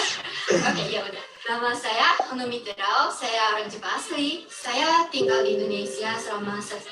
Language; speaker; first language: Indonesian; non-native, fluent; Japanese